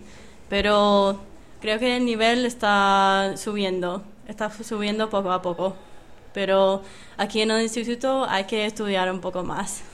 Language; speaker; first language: Spanish; non-native, fluent; English